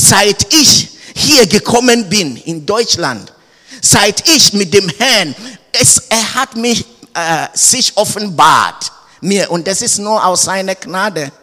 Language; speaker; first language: German; non-native, learner; English